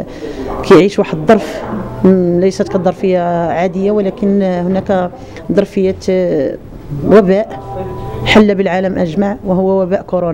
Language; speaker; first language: Arabic; native; Arabic